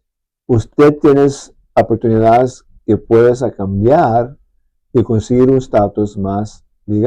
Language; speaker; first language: Spanish; early bilingual, heritage; Spanish